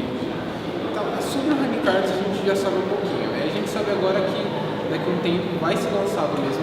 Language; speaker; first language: Portuguese; native; Portuguese